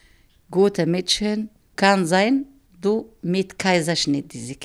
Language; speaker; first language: German; non-native, learner; Arabic